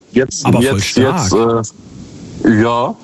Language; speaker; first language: German; native; German